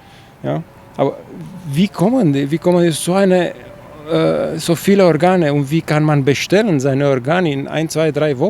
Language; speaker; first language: German; non-native, fluent; Chinese